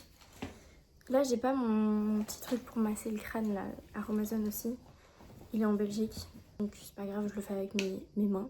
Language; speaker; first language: French; native; French